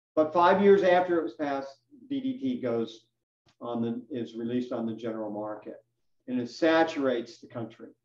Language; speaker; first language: English; native; English